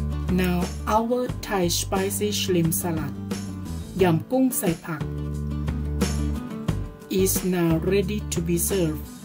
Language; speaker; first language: English; non-native, learner; Thai